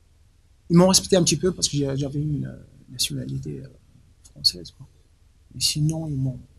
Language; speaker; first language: French; non-native, local second language; Arabic